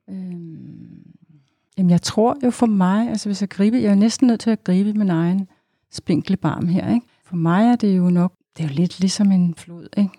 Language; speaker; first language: Danish; native; Danish